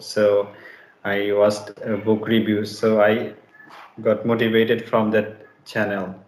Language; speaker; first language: English; non-native, learner; Bangla